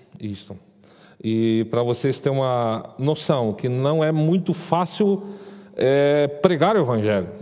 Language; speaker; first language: Portuguese; native; Portuguese